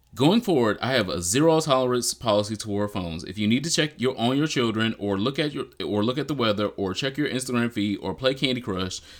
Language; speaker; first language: English; native; English